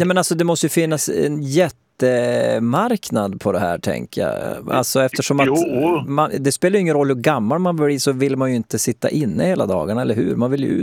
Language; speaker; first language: Swedish; native; Swedish